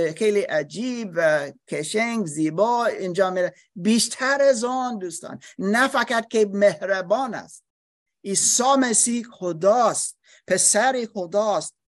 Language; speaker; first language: Persian; non-native, learner; English